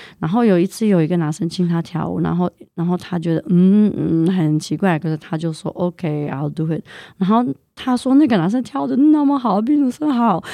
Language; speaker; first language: Chinese; non-native, fluent; English